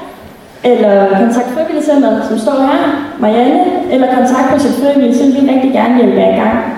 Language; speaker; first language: Danish; native; Danish